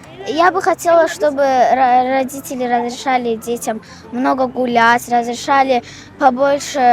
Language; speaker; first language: Russian; non-native, local second language; Azerbaijani